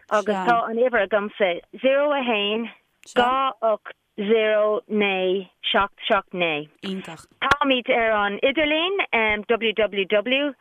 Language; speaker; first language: Irish; non-native, local second language; English